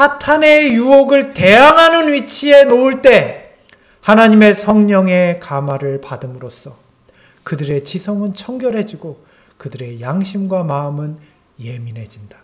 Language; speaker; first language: Korean; native; Korean